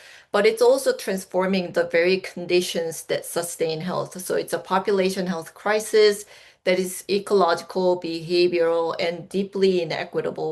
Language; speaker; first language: English; non-native, fluent; Korean